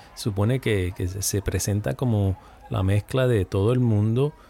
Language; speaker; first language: Spanish; early bilingual, heritage; Spanish